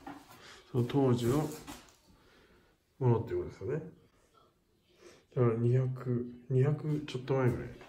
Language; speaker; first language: Japanese; native; Japanese